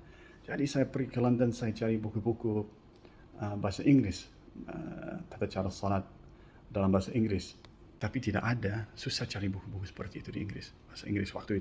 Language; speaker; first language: Indonesian; non-native, fluent; English